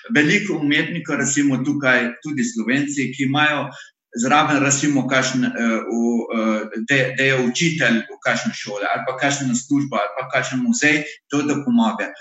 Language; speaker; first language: Slovenian; non-native, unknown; Arabic